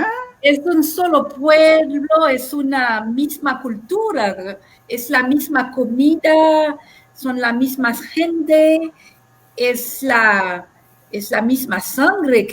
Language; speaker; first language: Spanish; non-native, fluent; French